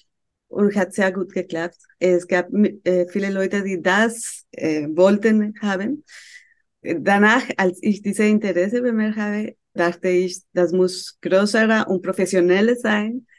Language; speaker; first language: German; non-native, fluent; Spanish